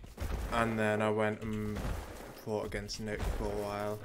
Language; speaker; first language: English; native; English